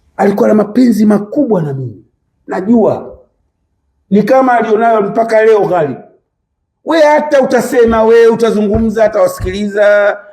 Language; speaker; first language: Swahili; native; Swahili